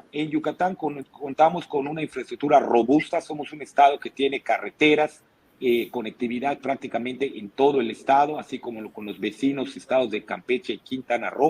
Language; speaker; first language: Spanish; native; Spanish